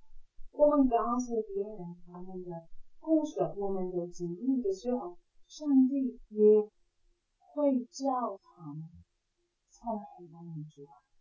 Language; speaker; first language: Chinese; non-native, fluent; English